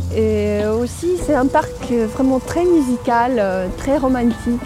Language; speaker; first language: French; non-native, fluent; Russian